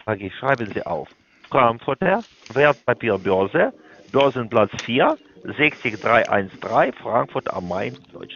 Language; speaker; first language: German; non-native, learner; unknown